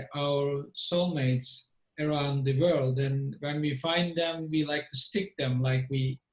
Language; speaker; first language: English; non-native, fluent; Turkish